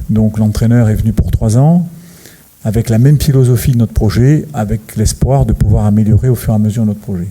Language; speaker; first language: French; native; French